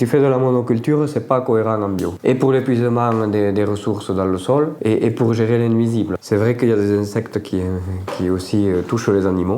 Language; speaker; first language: French; native; French